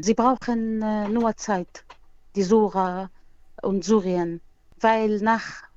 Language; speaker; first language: German; non-native, learner; Arabic